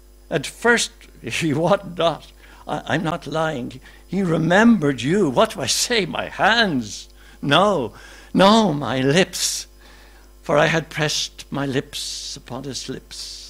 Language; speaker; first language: English; native; English